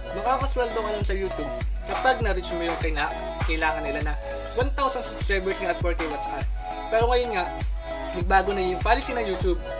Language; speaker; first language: Filipino; native; Filipino